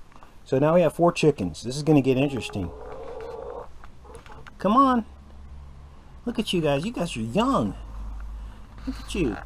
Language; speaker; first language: English; native; English